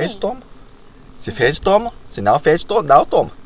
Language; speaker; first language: Portuguese; non-native, fluent; Japanese